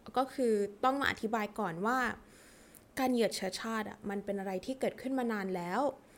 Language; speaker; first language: Thai; early bilingual, heritage; Thai